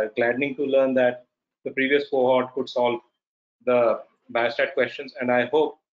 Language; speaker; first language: English; non-native, local second language; Odia